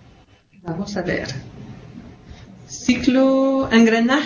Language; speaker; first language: Spanish; non-native, fluent; French